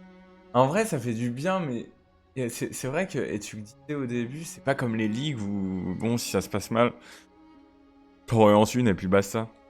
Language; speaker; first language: French; native; French